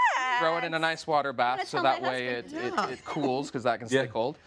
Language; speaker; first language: English; native; English